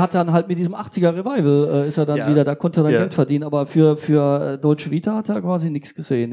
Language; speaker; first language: German; native; German